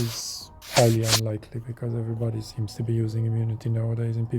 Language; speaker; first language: English; native; English